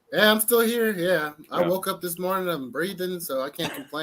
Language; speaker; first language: English; native; English